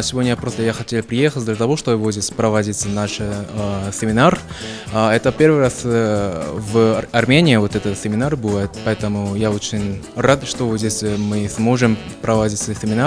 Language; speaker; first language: Russian; non-native, fluent; Korean